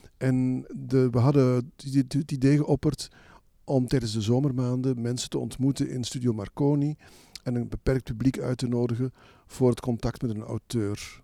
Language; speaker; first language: Dutch; native; Dutch